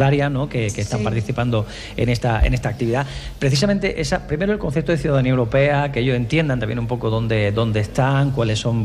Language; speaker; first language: Spanish; native; Spanish